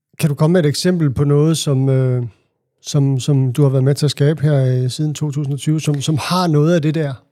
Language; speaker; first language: Danish; native; Danish